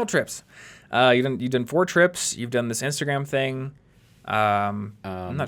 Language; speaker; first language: English; native; English